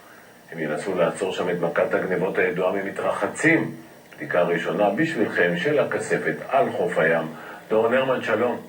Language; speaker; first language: Hebrew; native; Hebrew